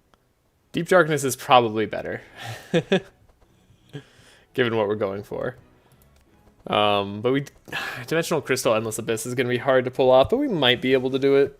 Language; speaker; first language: English; native; English